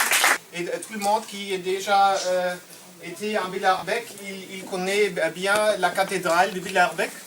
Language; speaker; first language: French; non-native, learner; German